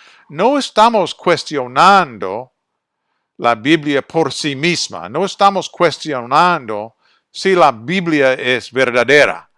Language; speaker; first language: Spanish; non-native, fluent; English